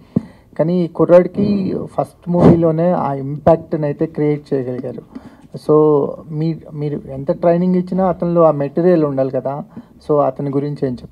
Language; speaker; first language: Telugu; native; Telugu